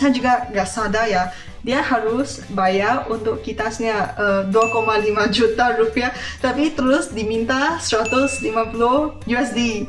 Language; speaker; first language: Indonesian; non-native, fluent; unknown